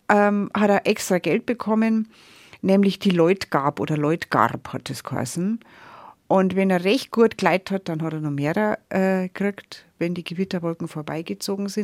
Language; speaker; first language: German; native; German